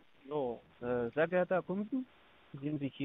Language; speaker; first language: German; non-native, learner; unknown